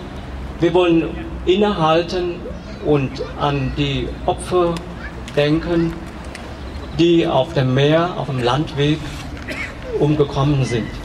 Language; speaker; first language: German; non-native, fluent; Vietnamese